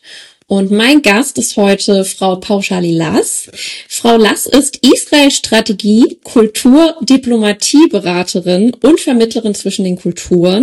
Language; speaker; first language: German; native; German